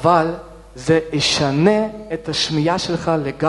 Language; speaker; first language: Hebrew; non-native, fluent; Russian